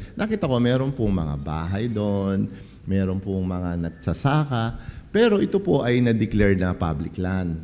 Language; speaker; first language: Filipino; non-native, local second language; Pampanga